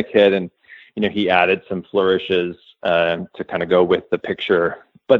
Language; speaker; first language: English; native; English